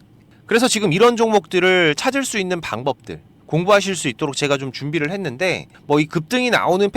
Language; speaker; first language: Korean; native; Korean